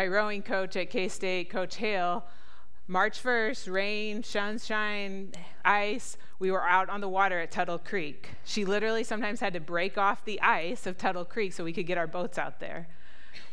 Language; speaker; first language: English; native; English